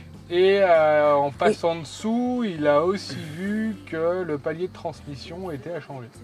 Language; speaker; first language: French; native; French